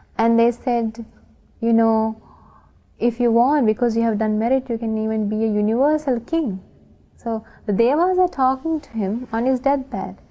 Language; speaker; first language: English; non-native, local second language; Sinhala